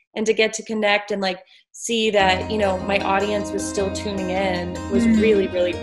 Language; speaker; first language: English; native; English